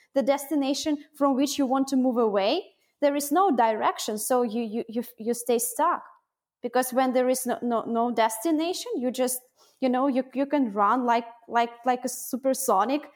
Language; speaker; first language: English; non-native, fluent; Russian